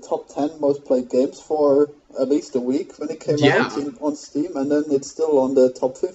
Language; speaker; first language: English; non-native, fluent; German